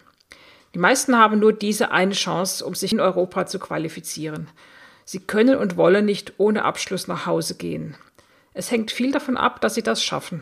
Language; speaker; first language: German; native; German